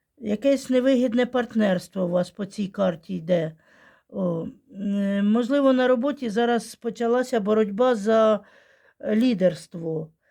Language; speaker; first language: Ukrainian; non-native, local second language; Russian